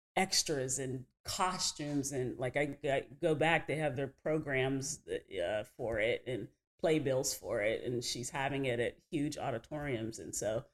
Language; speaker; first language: English; native; English